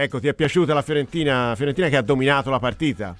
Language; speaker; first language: Italian; native; Italian